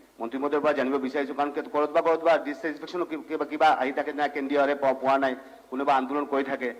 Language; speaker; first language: Assamese; native; Assamese